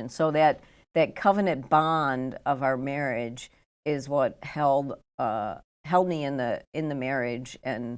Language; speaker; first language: English; native; English